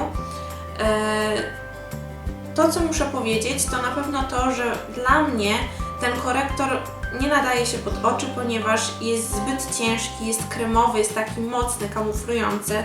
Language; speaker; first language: Polish; native; Polish